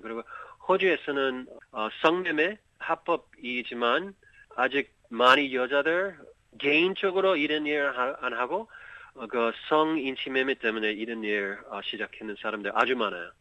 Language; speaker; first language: Korean; early bilingual, heritage; Korean